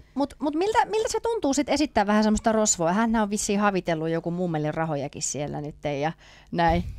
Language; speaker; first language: Finnish; native; Finnish